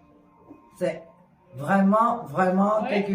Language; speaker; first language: French; non-native, fluent; Greek